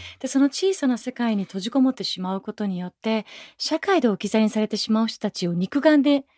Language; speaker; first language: Japanese; early bilingual, other home language; Persian